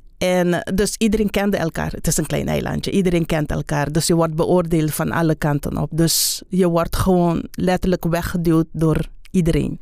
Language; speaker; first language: Dutch; non-native, local second language; Papiamento